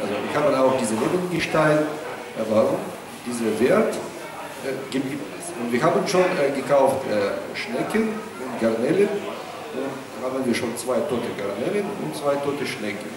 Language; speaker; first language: German; non-native, learner; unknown